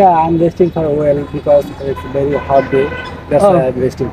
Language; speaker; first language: English; non-native, learner; Bangla